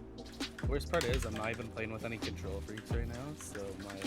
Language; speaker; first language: English; native; English